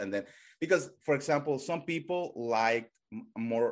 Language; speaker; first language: English; non-native, fluent; Spanish